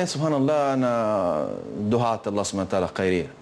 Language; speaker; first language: Arabic; non-native, learner; Italian